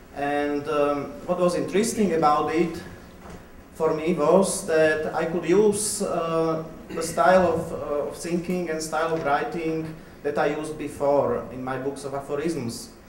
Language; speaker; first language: English; non-native, fluent; Slovak